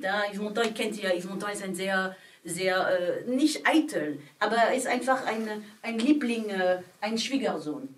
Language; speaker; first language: German; non-native, fluent; French